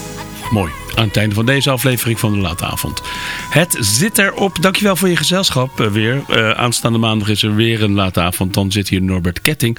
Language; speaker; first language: Dutch; native; Dutch